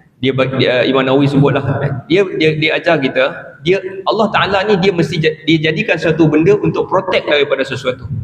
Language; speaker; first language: Malay; native; Malay